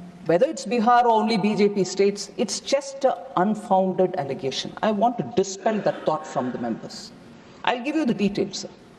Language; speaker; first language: English; non-native, local second language; Tamil